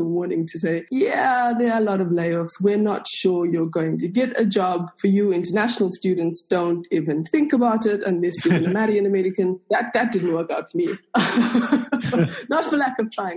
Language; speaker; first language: English; non-native, local second language; Afrikaans